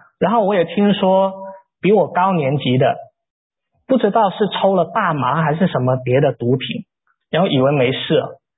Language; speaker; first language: Chinese; native; Chinese